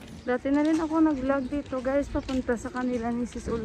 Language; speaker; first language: Filipino; native; Filipino